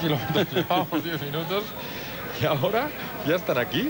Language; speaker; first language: Spanish; native; Spanish